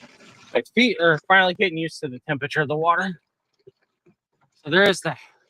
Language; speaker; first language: English; native; English